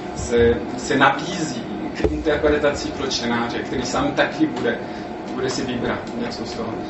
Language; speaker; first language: Czech; non-native, fluent; French